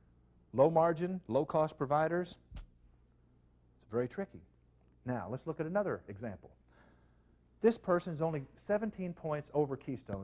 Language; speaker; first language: English; native; English